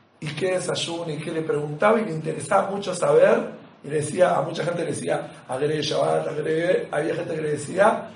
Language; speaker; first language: Spanish; native; Spanish